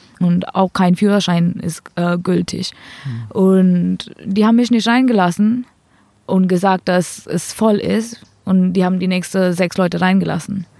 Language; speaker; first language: German; non-native, fluent; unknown